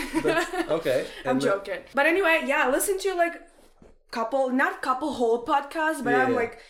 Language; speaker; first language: English; non-native, fluent; Ukrainian